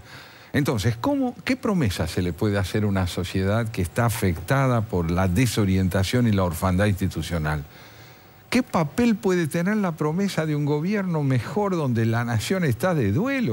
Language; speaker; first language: Spanish; native; Spanish